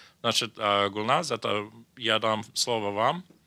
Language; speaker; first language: Russian; non-native, fluent; English